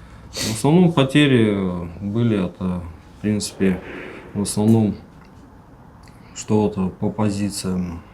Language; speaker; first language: Russian; native; Russian